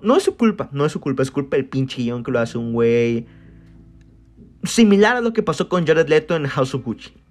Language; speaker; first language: Spanish; native; Spanish